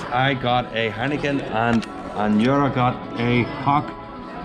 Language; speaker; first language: English; native; English